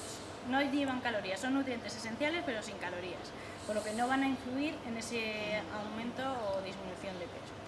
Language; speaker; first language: Spanish; native; Spanish